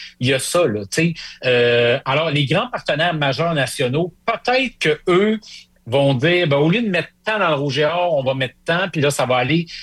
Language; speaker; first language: French; native; French